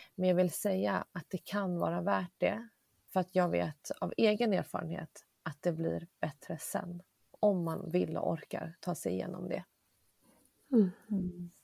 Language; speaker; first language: Swedish; early bilingual, other home language; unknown